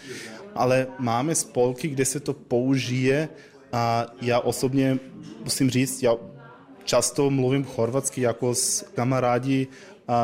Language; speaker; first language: Czech; non-native, learner; Croatian